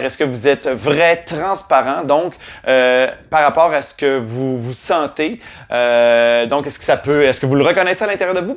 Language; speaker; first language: French; native; French